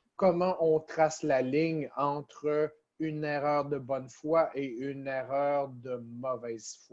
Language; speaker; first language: French; native; French